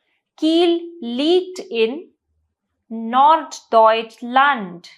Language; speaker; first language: German; non-native, fluent; Hindi